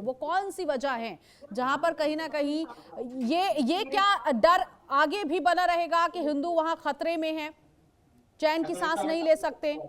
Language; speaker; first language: Hindi; native; Hindi